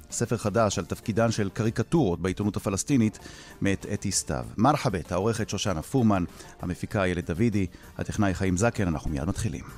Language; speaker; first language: Hebrew; native; Hebrew